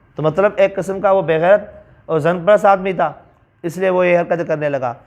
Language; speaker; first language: Urdu; non-native, local second language; Sindhi